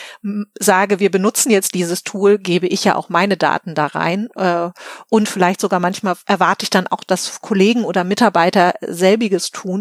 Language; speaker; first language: German; native; German